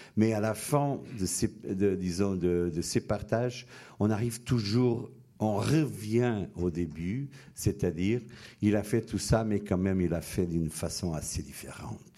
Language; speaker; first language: French; non-native, fluent; Portuguese